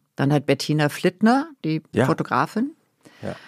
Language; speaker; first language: German; native; German